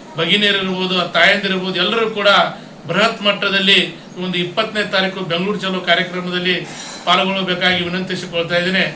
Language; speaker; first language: Kannada; native; Kannada